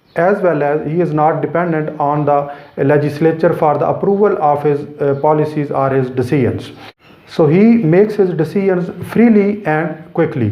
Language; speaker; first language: English; non-native, local second language; Urdu